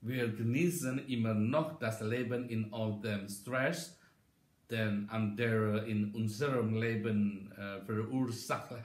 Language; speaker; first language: German; non-native, learner; Indonesian